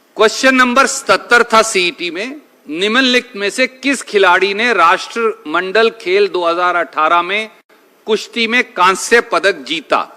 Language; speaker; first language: Hindi; native; Hindi